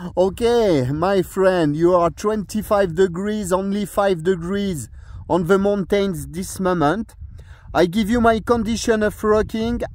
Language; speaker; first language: English; non-native, learner; French